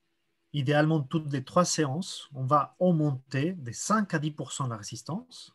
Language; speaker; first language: French; native; French